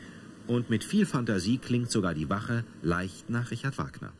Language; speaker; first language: German; native; German